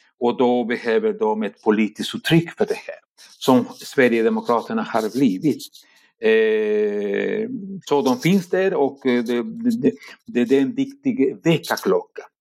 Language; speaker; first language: Swedish; non-native, fluent; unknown